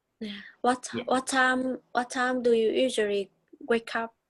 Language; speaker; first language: English; non-native, learner; Vietnamese